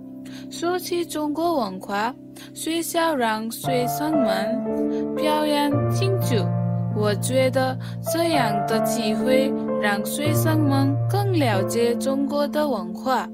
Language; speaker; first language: Chinese; non-native, fluent; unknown